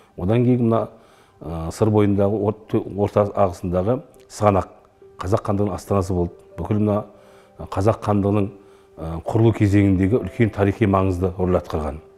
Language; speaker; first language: Kazakh; native; Kazakh